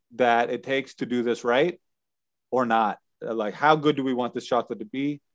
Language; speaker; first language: English; native; English